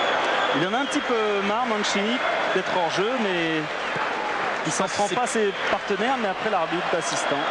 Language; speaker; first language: French; native; French